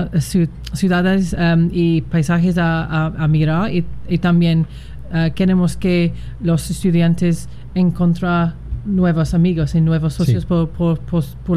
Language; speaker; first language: Spanish; non-native, learner; English